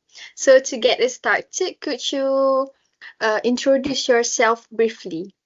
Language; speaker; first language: English; non-native, local second language; Malay